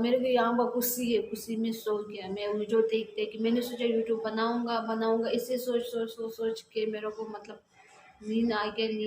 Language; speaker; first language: Hindi; non-native, learner; Tibetan